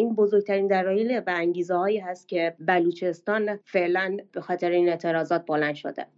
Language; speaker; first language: Persian; non-native, local second language; Baluchi